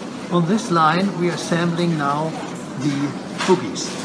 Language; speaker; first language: English; non-native, fluent; German